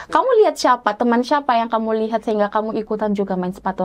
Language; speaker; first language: Indonesian; native; Indonesian